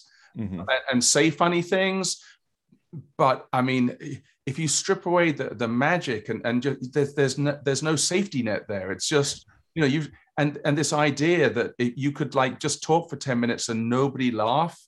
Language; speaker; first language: English; native; English